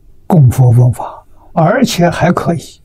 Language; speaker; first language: Chinese; native; Chinese